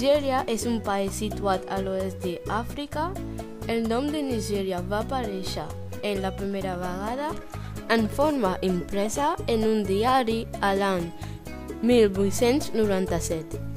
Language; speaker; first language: Catalan; non-native, learner; Bini